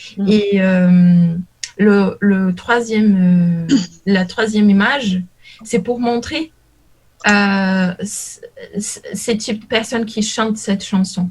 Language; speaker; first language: French; non-native, learner; Portuguese